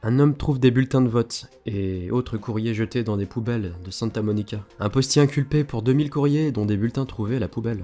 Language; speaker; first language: French; native; French